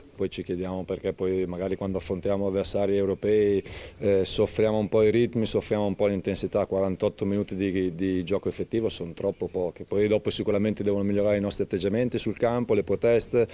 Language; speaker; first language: Italian; native; Italian